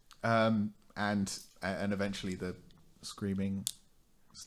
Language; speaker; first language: English; native; English